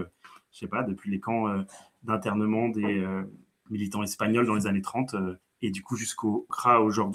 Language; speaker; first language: French; native; French